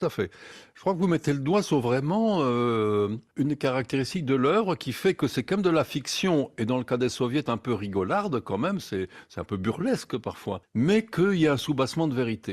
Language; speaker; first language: French; native; French